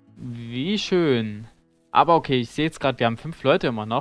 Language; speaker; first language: German; native; German